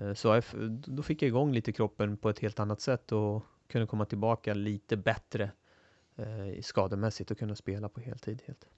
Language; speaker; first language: Swedish; early bilingual, other home language; Turoyo